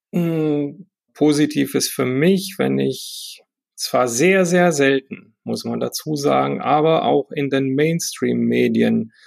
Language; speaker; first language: German; early bilingual, heritage; Romanian